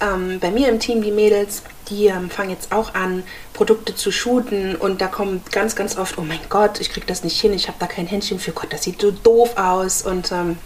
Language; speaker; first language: German; native; German